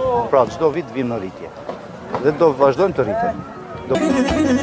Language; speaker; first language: Albanian; native; Albanian